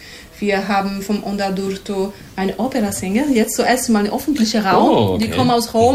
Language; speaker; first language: German; non-native, fluent; Portuguese